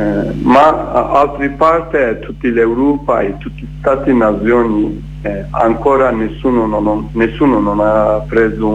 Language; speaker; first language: Italian; non-native, learner; Kurdish